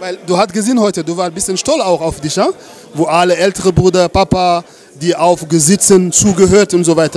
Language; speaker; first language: German; non-native, learner; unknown